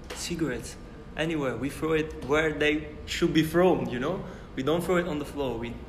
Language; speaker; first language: English; non-native, fluent; Italian